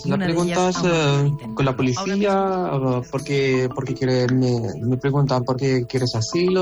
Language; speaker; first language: Spanish; non-native, learner; Arabic